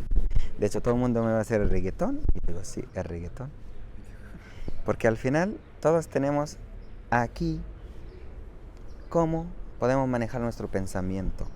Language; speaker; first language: Spanish; non-native, fluent; Arabic